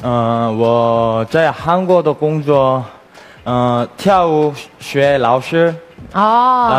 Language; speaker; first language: Chinese; non-native, learner; Korean